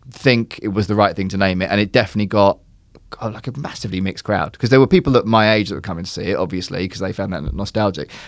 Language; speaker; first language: English; native; English